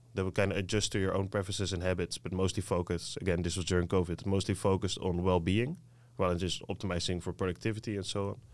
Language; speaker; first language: English; non-native, fluent; Dutch